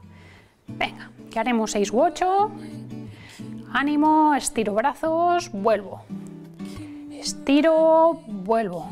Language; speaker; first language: Spanish; native; Spanish